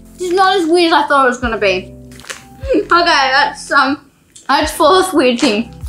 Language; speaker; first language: English; native; English